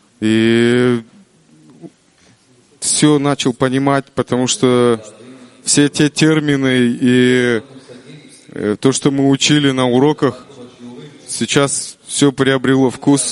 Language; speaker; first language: Russian; non-native, local second language; Kyrgyz